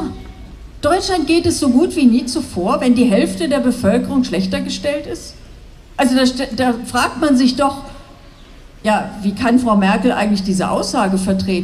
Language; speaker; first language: German; native; German